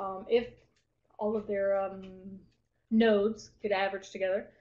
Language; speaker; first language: English; native; English